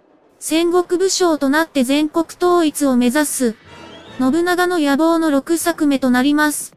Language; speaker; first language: Japanese; native; Japanese